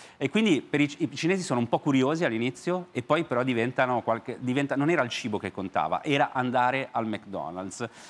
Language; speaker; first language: Italian; native; Italian